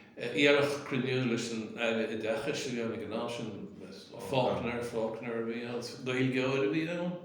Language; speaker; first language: Irish; native; Irish